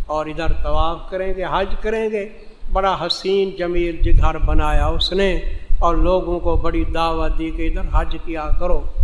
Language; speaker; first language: Urdu; non-native, local second language; Saraiki